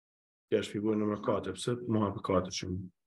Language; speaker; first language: Albanian; native; Albanian